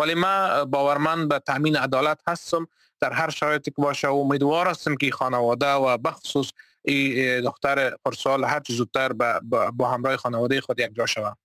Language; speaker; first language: Persian; non-native, local second language; Turkmen